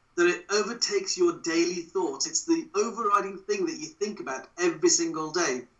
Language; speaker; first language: English; native; English